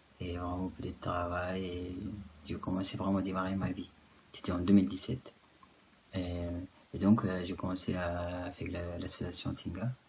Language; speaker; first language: French; non-native, fluent; Arabic